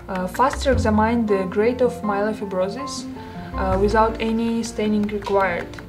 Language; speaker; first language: English; non-native, fluent; Russian